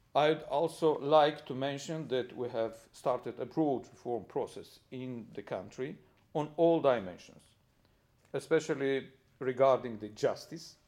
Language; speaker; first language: English; non-native, fluent; Romanian